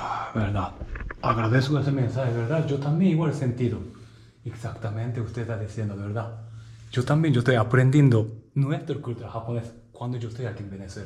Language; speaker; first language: Spanish; non-native, learner; Japanese